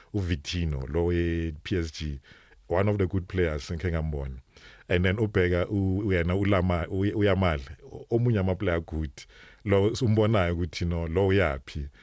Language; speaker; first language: Zulu; non-native, local second language; Northern Sotho